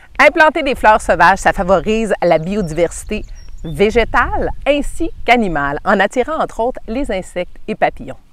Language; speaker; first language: French; native; French